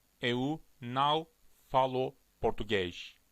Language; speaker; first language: Portuguese; non-native, learner; Turkish